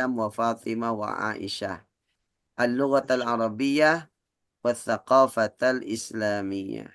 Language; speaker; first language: Arabic; non-native, fluent; Indonesian